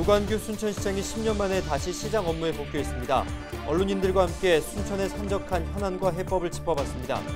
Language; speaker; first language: Korean; native; Korean